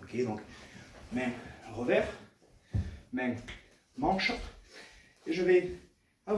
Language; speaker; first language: French; native; French